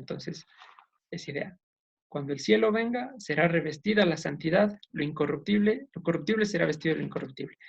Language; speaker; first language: Spanish; native; Spanish